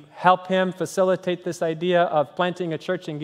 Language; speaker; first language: English; native; English